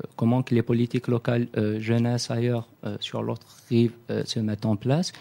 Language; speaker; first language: French; non-native, local second language; Kabyle